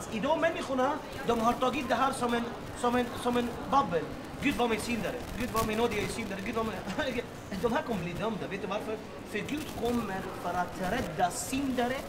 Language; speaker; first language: Swedish; non-native, fluent; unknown